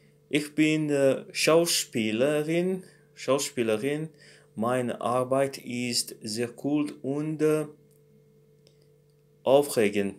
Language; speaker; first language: German; non-native, learner; Morisyen